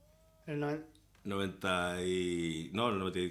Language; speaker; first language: Spanish; native; Spanish